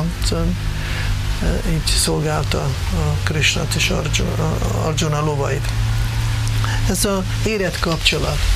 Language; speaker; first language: Hungarian; non-native, fluent; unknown